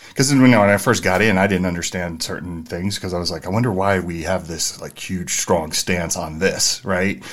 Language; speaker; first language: English; native; English